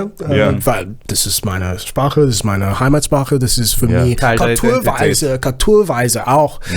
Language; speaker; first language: German; non-native, learner; Zulu